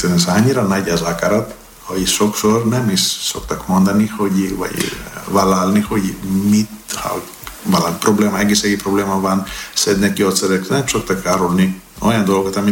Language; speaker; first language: Hungarian; non-native, learner; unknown